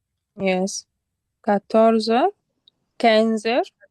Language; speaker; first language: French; non-native, learner; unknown